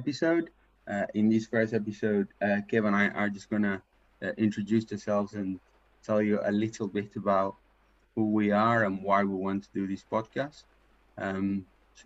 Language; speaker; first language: English; non-native, fluent; Spanish